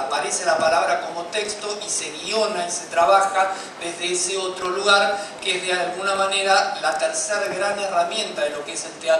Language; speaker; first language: Spanish; native; Spanish